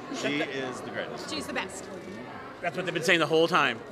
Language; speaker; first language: English; native; English